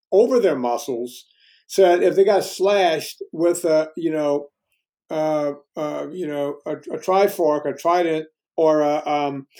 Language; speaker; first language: English; native; English